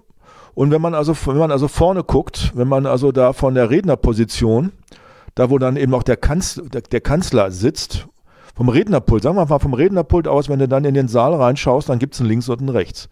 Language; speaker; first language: German; native; German